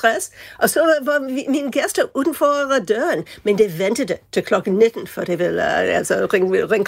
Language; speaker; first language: Danish; non-native, fluent; English